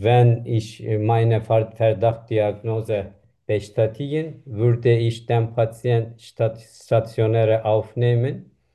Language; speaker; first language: German; non-native, learner; Turkish